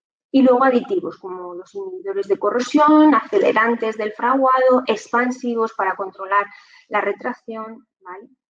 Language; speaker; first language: Spanish; native; Spanish